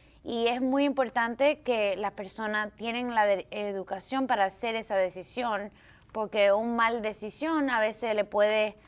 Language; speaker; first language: Spanish; early bilingual, heritage; English